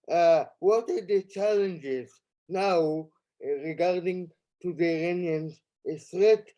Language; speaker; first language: English; non-native, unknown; Hebrew